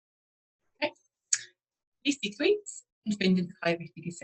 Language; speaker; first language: German; non-native, fluent; English